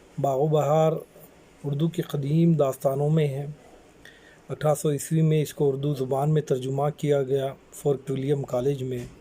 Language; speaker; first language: Urdu; native; Urdu